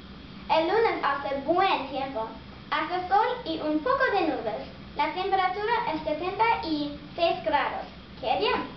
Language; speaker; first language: Spanish; non-native, learner; English